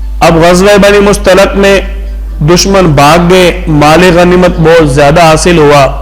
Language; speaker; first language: Urdu; non-native, local second language; Punjabi